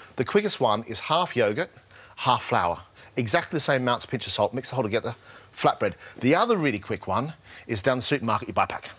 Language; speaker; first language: English; native; English